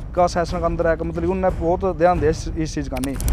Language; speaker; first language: Punjabi; non-native, local second language; Haryanvi